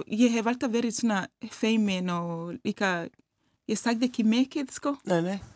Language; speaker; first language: Icelandic; non-native, fluent; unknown